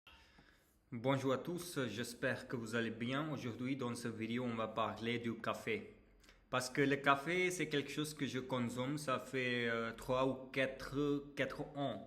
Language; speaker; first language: French; non-native, learner; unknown